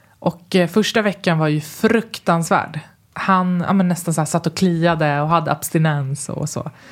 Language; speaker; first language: Swedish; early bilingual, other home language; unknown